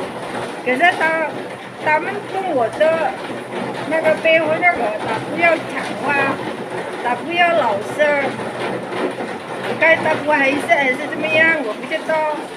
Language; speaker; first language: Chinese; non-native, learner; Indonesian